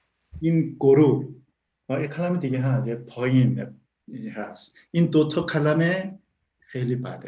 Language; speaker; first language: Persian; non-native, learner; Korean